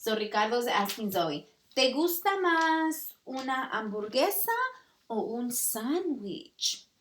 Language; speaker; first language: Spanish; early bilingual, heritage; Spanish